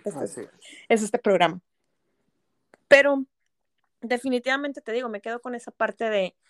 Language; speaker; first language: Spanish; native; Spanish